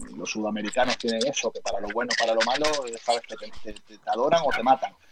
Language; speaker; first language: Spanish; native; Spanish